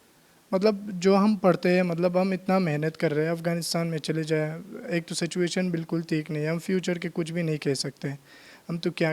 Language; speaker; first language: Hindi; non-native, learner; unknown